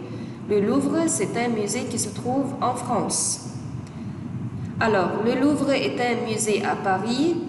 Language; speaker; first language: French; non-native, fluent; Arabic